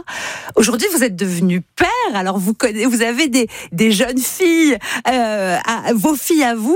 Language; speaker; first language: French; native; French